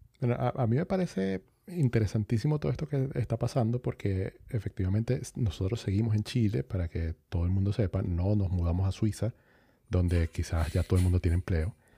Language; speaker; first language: Spanish; native; Spanish